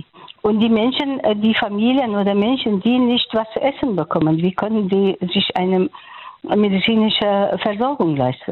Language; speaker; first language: German; non-native, fluent; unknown